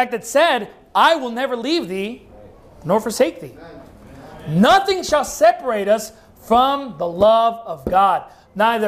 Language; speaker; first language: English; native; English